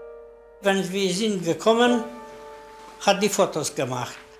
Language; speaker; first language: German; non-native, learner; Polish